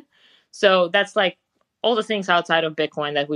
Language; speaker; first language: English; non-native, fluent; Russian